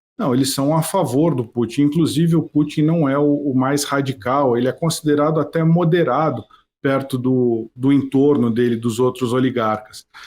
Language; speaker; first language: Portuguese; native; Portuguese